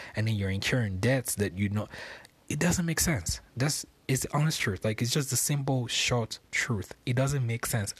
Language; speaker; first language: English; non-native, local second language; Yoruba